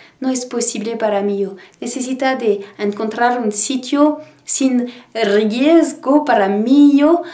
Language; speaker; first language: Spanish; non-native, learner; French